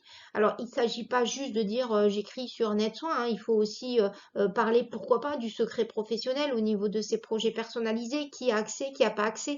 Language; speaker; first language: French; native; French